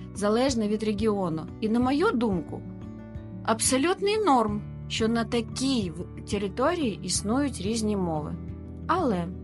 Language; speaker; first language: Ukrainian; non-native, local second language; Russian